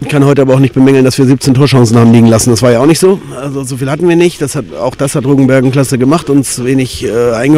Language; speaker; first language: German; native; German